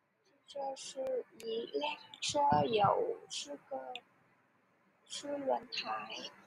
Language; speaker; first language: Chinese; non-native, learner; Vietnamese